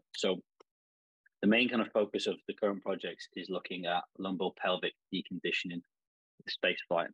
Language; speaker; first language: English; native; English